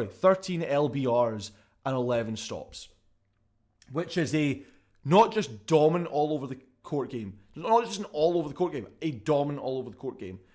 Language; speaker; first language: English; native; English